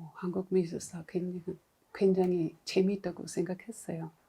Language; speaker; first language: Korean; non-native, fluent; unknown